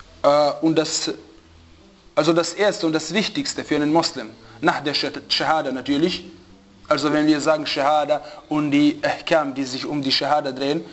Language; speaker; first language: German; non-native, fluent; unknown